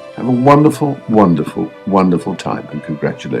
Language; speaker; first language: English; native; English